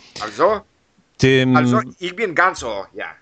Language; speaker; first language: German; non-native, learner; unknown